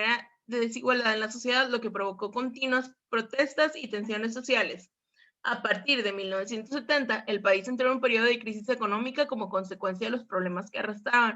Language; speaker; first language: Spanish; native; Spanish